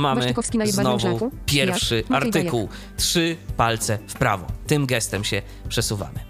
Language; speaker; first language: Polish; native; Polish